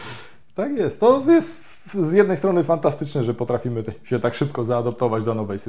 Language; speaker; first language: Polish; native; Polish